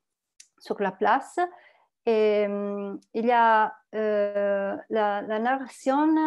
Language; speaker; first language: French; non-native, learner; Italian